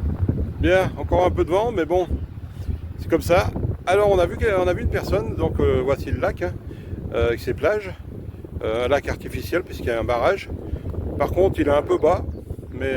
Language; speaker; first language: French; native; French